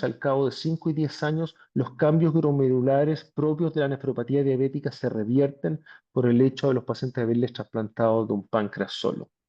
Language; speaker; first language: Spanish; native; Spanish